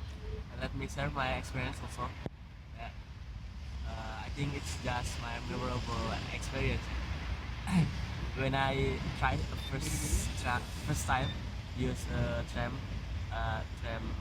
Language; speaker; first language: English; non-native, learner; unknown